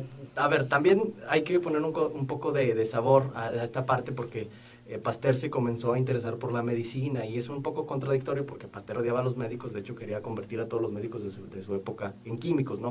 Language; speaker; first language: Spanish; native; Spanish